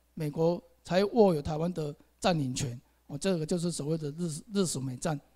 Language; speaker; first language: Chinese; native; Chinese